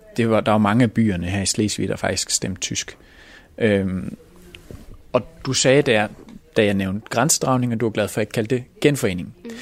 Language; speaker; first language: Danish; native; Danish